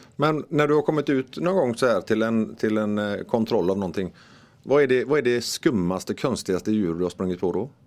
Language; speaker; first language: Swedish; native; Swedish